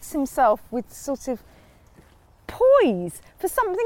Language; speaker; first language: English; native; English